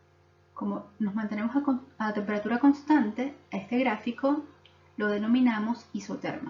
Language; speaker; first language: Spanish; native; Spanish